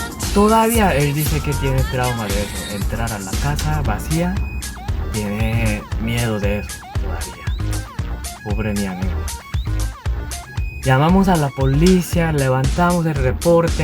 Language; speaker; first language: Spanish; non-native, learner; Korean